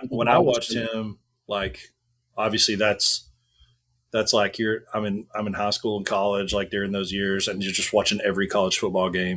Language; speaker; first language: English; native; English